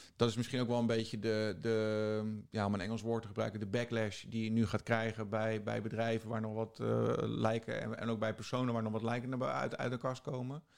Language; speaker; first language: Dutch; native; Dutch